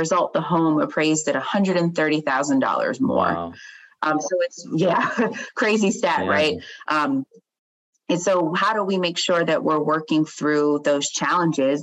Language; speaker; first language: English; native; English